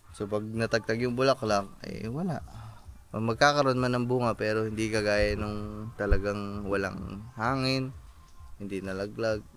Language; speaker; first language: Filipino; native; Filipino